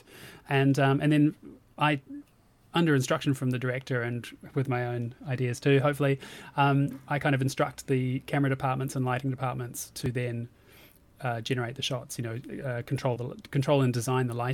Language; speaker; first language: English; native; English